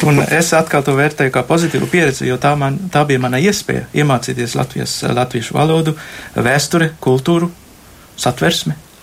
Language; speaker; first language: Latvian; non-native, fluent; Sinhala